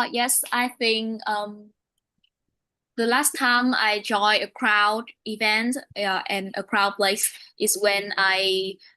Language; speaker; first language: English; non-native, learner; Vietnamese